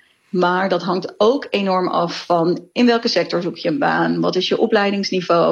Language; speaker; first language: Dutch; native; Dutch